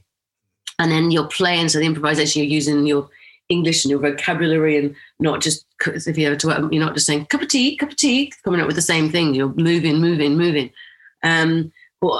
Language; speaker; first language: English; native; English